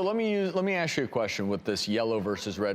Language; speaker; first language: English; native; English